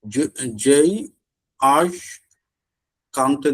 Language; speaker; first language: French; non-native, learner; Bangla